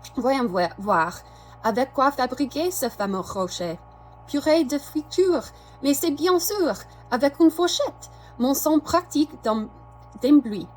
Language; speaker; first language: French; non-native, fluent; English